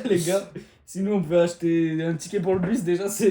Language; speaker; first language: French; native; French